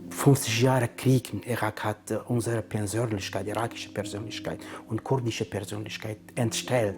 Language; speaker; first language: German; non-native, fluent; Kurdish